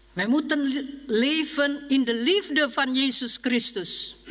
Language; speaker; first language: Dutch; non-native, learner; Indonesian